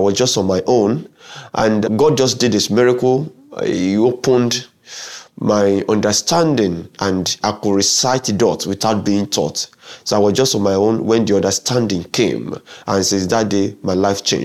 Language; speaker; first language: English; non-native, local second language; Yoruba